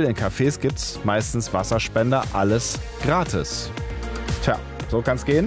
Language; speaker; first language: German; native; German